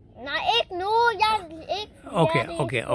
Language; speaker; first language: Danish; early bilingual, other home language; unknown